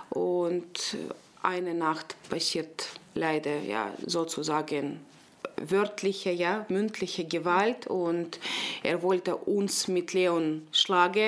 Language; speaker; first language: German; non-native, local second language; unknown